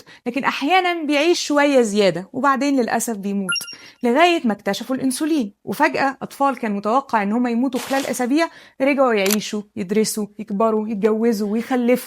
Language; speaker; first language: Arabic; native; Arabic